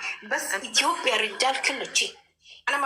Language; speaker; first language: Arabic; non-native, learner; Oromo